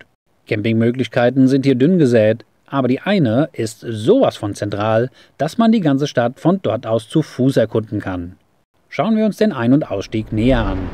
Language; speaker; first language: German; native; German